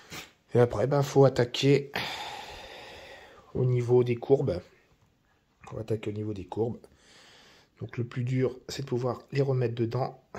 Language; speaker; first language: French; native; French